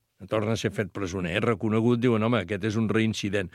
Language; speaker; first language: Catalan; native; Catalan